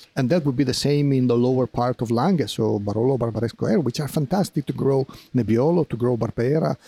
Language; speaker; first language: English; non-native, fluent; Italian